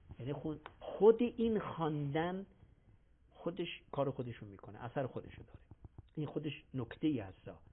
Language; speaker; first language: Persian; native; Persian